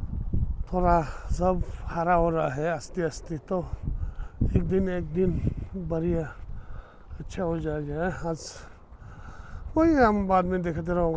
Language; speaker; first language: Hindi; non-native, fluent; Tibetan